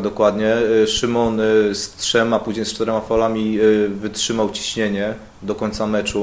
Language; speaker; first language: Polish; native; Polish